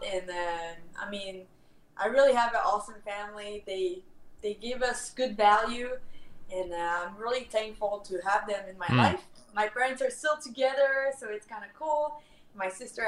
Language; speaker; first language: English; non-native, fluent; French